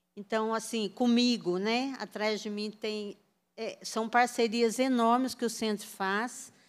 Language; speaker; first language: Portuguese; native; Portuguese